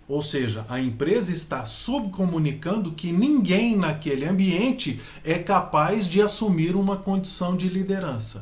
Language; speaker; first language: Portuguese; native; Portuguese